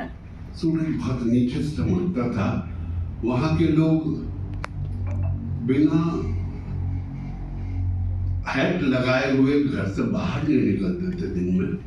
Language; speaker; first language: Hindi; native; Hindi